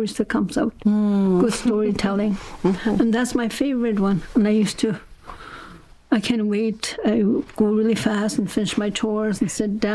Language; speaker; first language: English; non-native, fluent; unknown